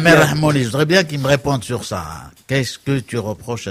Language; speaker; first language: French; non-native, local second language; Arabic